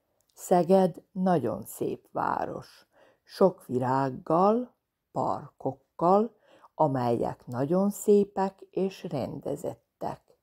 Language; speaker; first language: Hungarian; non-native, fluent; Serbian